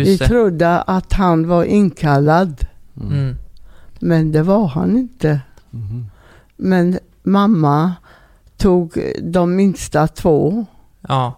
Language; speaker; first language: Swedish; non-native, fluent; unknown